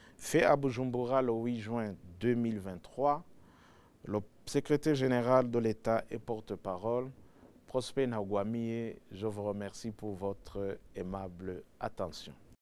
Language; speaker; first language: French; non-native, local second language; Rundi